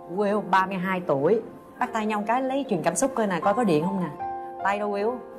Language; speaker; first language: Vietnamese; native; Vietnamese